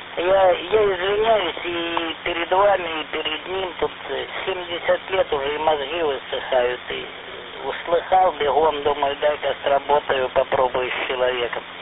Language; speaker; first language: Russian; native; Russian